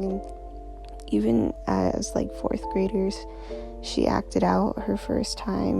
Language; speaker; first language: English; native; English